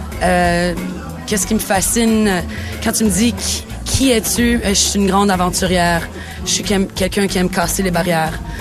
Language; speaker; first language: French; non-native, local second language; English